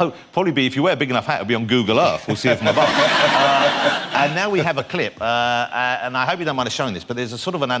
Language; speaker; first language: English; native; English